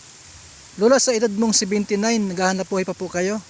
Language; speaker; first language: Filipino; native; Filipino